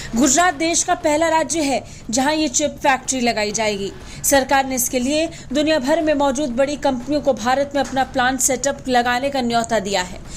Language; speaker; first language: Hindi; native; Hindi